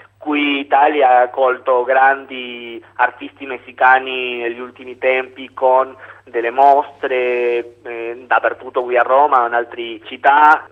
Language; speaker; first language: Italian; non-native, fluent; Spanish